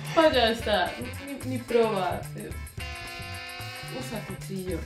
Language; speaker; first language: Russian; non-native, learner; Spanish